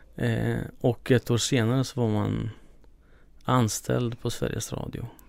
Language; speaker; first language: Swedish; early bilingual, other home language; Kurdish